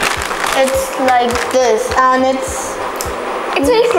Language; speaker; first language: English; non-native, local second language; Hindi